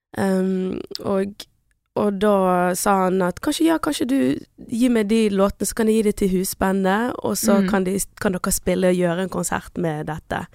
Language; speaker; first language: Norwegian; early bilingual, other home language; Portuguese